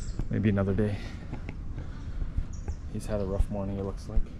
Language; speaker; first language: English; native; English